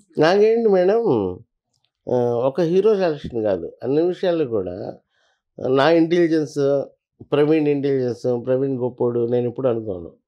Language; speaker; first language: Telugu; native; Telugu